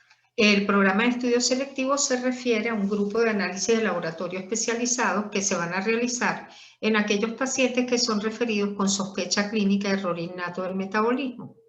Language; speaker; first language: Spanish; native; Spanish